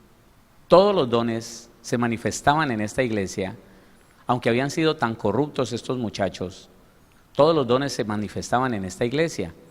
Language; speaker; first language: Spanish; native; Spanish